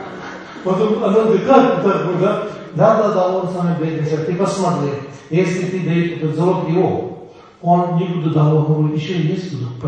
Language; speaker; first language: Russian; non-native, learner; Tibetan